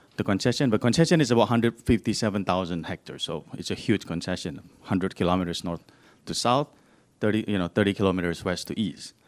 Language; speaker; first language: English; non-native, fluent; Indonesian